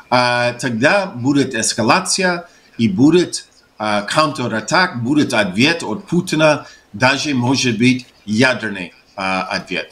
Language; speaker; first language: Russian; non-native, fluent; English